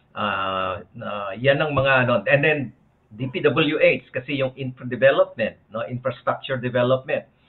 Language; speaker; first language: Filipino; native; Filipino